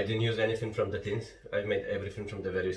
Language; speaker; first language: English; non-native, fluent; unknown